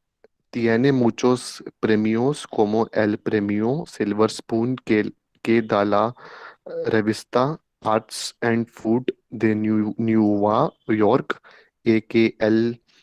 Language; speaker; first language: Spanish; non-native, learner; Hindi